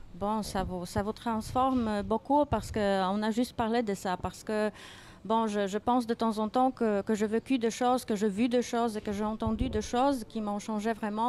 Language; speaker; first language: French; non-native, fluent; Polish